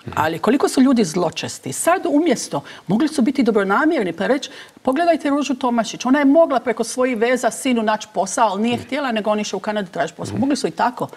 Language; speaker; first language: Croatian; early bilingual, heritage; Croatian